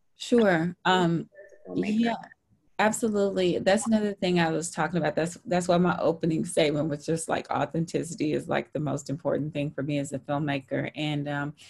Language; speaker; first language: English; native; English